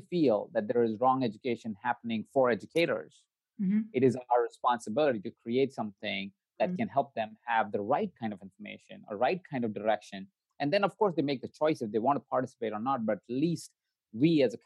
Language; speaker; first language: English; non-native, local second language; Hindi